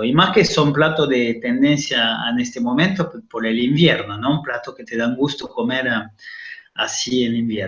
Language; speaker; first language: Spanish; non-native, fluent; French